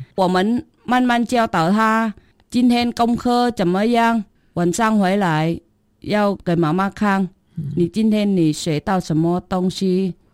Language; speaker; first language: Chinese; non-native, learner; Vietnamese